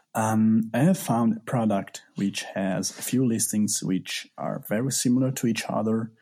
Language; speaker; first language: English; non-native, fluent; Italian